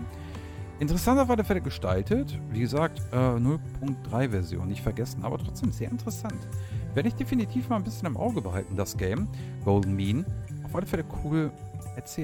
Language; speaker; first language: German; native; German